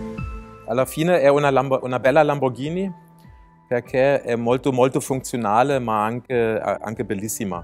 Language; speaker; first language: Italian; non-native, fluent; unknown